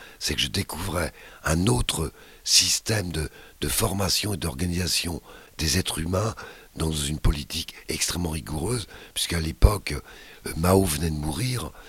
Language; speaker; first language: French; native; French